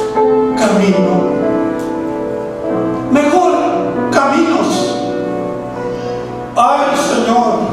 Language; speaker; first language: Spanish; native; Spanish